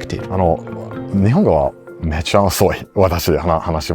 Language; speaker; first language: Japanese; non-native, learner; English